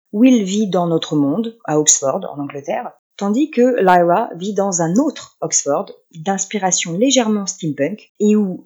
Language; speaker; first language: French; native; French